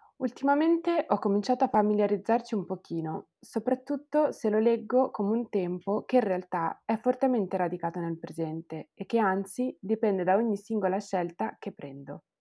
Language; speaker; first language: Italian; native; Italian